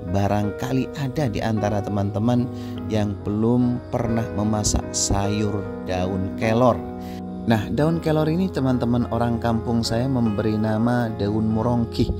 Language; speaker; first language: Indonesian; non-native, local second language; Madurese